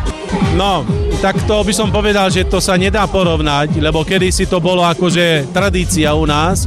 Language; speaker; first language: Slovak; non-native, local second language; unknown